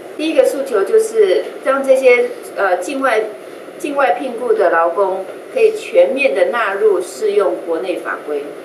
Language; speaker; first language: Chinese; native; Chinese